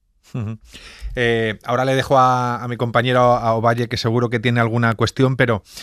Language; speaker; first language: Spanish; native; Spanish